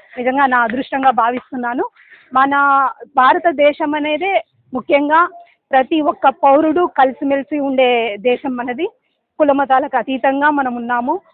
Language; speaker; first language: Telugu; native; Telugu